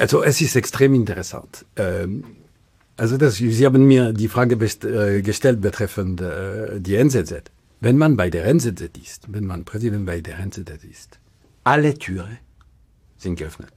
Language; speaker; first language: German; non-native, local second language; French